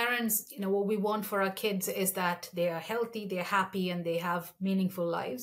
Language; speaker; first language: English; non-native, local second language; Malayalam